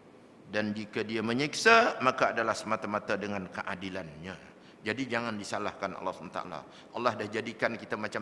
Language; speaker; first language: Malay; native; Malay